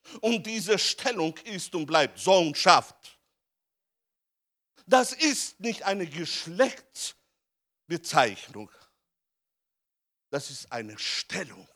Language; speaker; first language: German; non-native, fluent; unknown